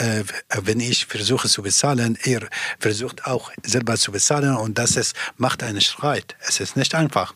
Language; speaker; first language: German; non-native, learner; Persian